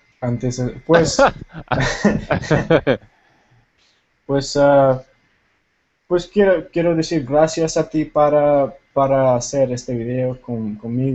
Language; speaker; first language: Spanish; non-native, fluent; Tamil